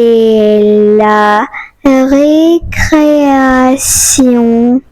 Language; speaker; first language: French; non-native, fluent; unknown